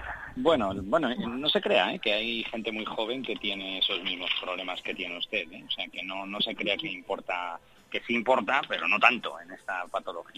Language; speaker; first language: Spanish; native; Spanish